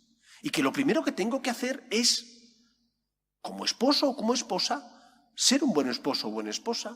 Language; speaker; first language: Spanish; native; Spanish